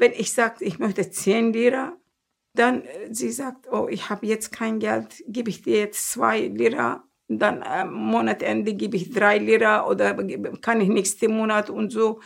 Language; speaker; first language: German; non-native, learner; Turkish